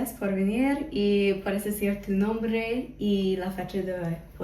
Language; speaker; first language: Spanish; non-native, fluent; English